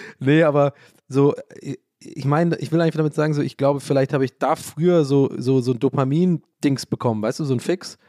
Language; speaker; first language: German; early bilingual, other home language; English